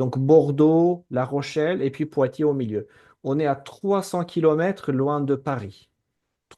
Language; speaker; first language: French; non-native, fluent; Azerbaijani